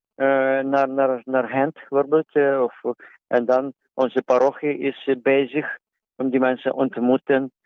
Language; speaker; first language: Dutch; non-native, learner; Ukrainian